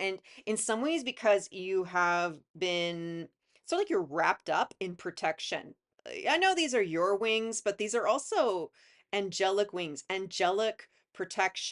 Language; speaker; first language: English; native; English